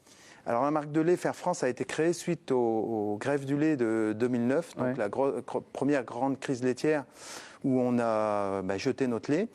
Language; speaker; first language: French; native; French